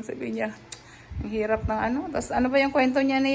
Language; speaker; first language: Filipino; native; Filipino